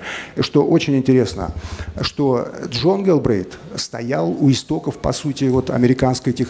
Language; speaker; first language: Russian; native; Russian